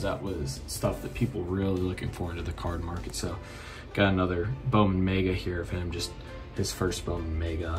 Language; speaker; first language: English; native; English